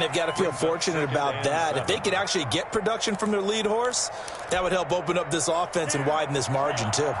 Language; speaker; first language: English; native; English